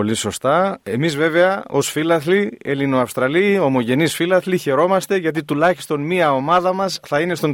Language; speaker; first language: Greek; native; Greek